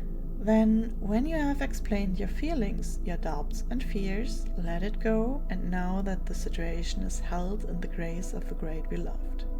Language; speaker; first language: English; non-native, fluent; German